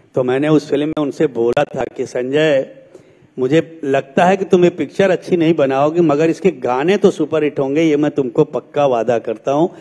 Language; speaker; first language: Hindi; native; Hindi